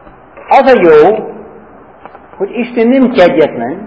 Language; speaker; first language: Hungarian; non-native, fluent; English